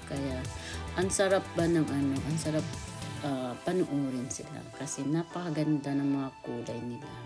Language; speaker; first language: Filipino; native; Filipino